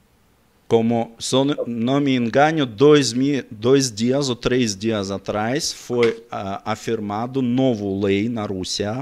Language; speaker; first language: Portuguese; non-native, learner; Russian